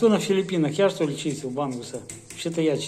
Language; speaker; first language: Russian; native; Russian